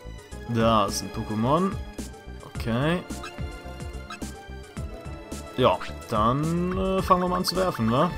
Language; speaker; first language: German; native; German